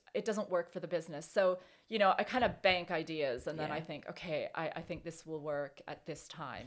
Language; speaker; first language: English; native; English